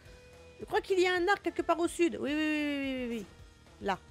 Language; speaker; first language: French; native; French